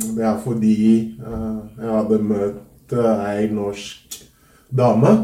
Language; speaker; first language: Norwegian; non-native, fluent; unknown